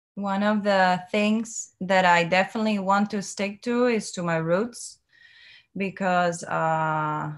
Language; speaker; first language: English; non-native, learner; Spanish